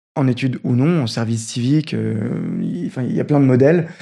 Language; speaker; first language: French; native; French